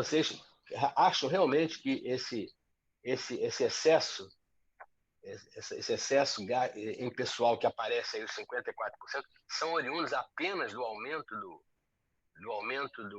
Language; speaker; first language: Portuguese; native; Portuguese